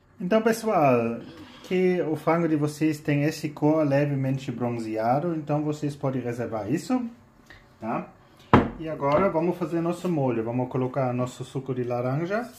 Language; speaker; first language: Portuguese; non-native, fluent; German